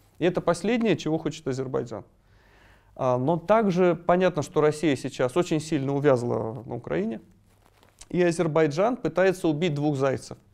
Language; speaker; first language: Russian; native; Russian